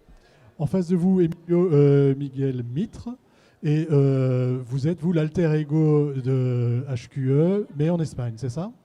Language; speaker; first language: French; native; French